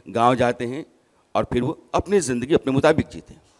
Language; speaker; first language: Hindi; native; Hindi